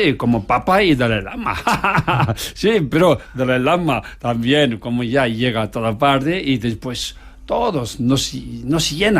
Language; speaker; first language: Spanish; non-native, learner; Tibetan